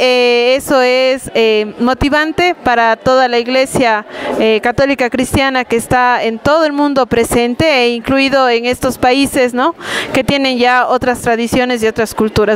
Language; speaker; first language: Spanish; native; Spanish